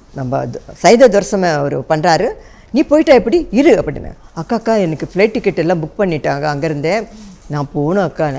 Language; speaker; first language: Tamil; non-native, local second language; Telugu